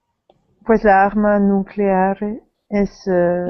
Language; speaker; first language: Spanish; non-native, learner; French